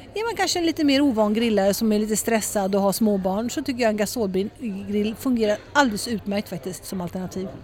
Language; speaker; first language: Swedish; early bilingual, heritage; Swedish